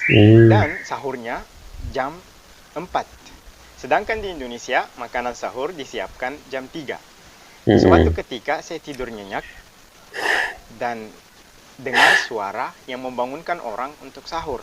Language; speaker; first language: Indonesian; non-native, fluent; Arabic